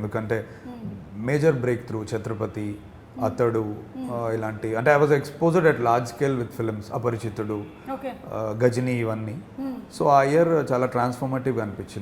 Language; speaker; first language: Telugu; native; Telugu